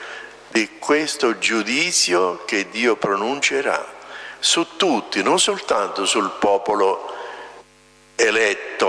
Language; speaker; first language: Italian; native; Italian